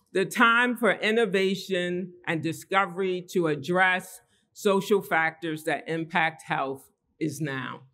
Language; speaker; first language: English; native; English